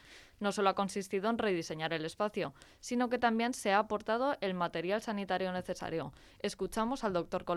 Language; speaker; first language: Spanish; native; Spanish